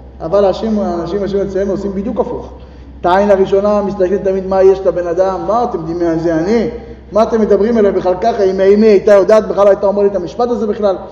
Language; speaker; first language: Hebrew; native; Hebrew